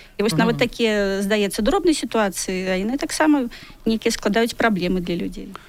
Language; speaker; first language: Belarusian; native; Belarusian